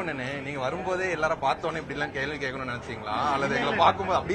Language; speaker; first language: Tamil; native; Tamil